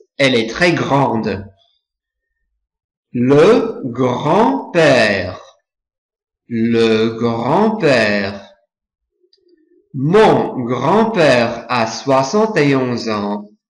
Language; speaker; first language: French; non-native, fluent; English